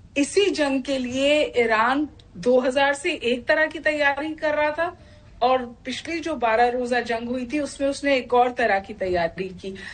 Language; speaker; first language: Urdu; native; Urdu